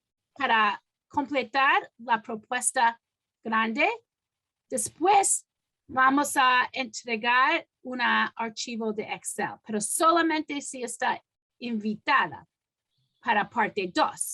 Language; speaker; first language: Spanish; non-native, fluent; English